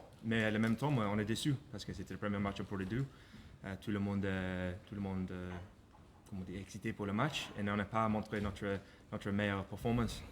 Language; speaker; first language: French; non-native, learner; English